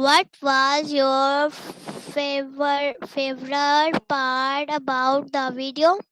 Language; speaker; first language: English; non-native, learner; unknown